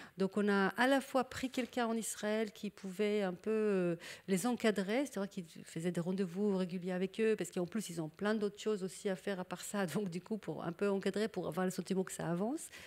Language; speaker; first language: French; non-native, fluent; Hebrew